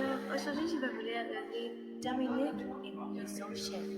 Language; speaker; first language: French; non-native, local second language; English